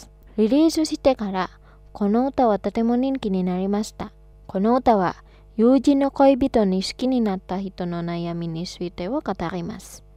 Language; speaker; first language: Japanese; non-native, fluent; Indonesian